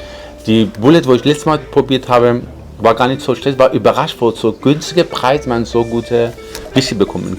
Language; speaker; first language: German; non-native, fluent; Persian